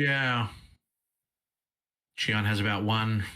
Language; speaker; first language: English; native; English